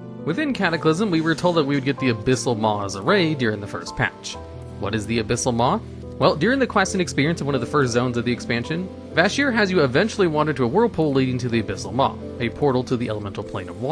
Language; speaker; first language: English; native; English